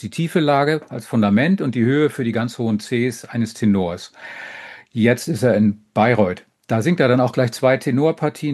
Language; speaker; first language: German; native; German